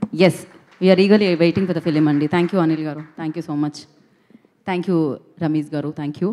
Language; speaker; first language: Telugu; native; Telugu